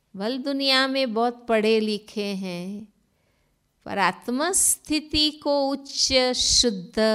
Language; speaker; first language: Hindi; non-native, local second language; Gujarati